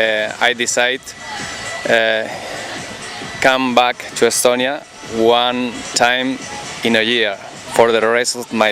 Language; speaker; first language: English; non-native, learner; Spanish